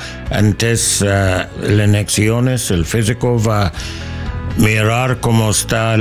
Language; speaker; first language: Spanish; non-native, learner; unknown